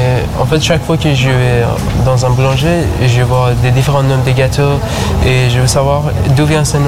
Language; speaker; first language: French; non-native, learner; Persian